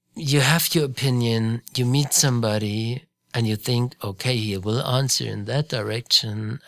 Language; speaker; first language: English; non-native, fluent; German